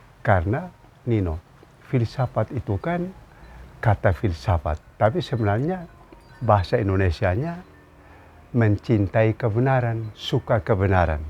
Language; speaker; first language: Indonesian; non-native, local second language; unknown